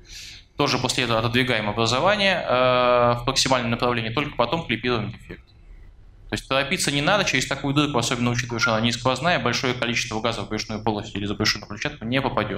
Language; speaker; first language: Russian; native; Russian